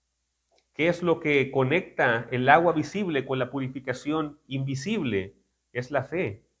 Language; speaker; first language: Spanish; native; Spanish